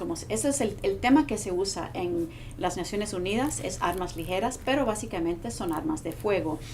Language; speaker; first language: Spanish; non-native, fluent; English